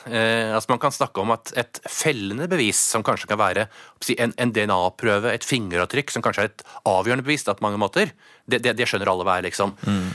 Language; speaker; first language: Norwegian; native; Norwegian